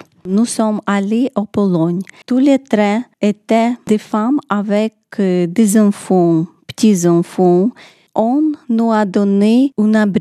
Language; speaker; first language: French; non-native, learner; Ukrainian